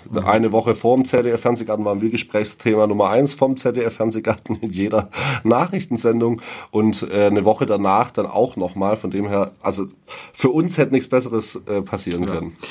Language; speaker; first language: German; native; German